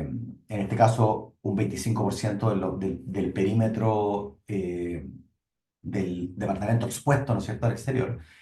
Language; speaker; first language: Spanish; native; Spanish